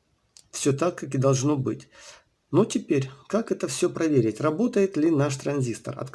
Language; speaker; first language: Russian; native; Russian